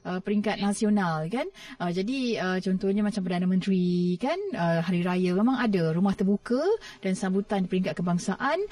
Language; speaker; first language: Malay; native; Malay